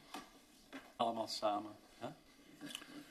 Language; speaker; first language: Dutch; native; Dutch